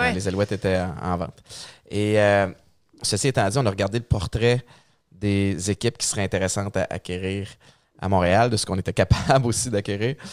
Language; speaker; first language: French; native; French